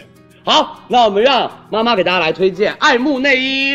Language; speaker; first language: Chinese; native; Chinese